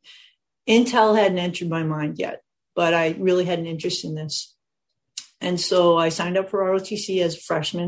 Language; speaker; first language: English; native; English